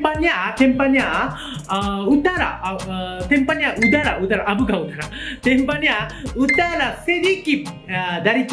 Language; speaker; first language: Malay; non-native, learner; Japanese